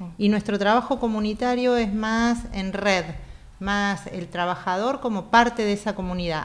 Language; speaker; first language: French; non-native, learner; Spanish